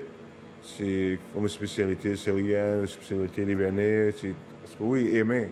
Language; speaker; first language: French; non-native, learner; Arabic